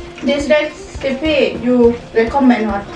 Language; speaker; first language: English; non-native, learner; Thai